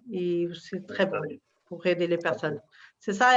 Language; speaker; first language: French; non-native, learner; Portuguese